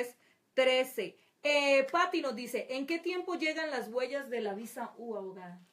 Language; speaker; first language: Spanish; native; Spanish